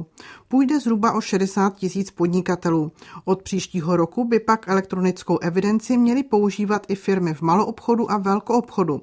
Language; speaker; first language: Czech; native; Czech